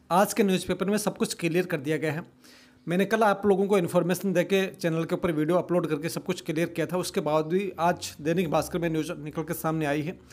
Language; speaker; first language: Hindi; native; Hindi